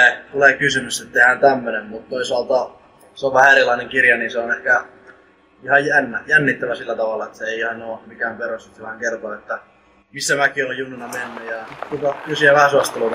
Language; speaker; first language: Finnish; native; Finnish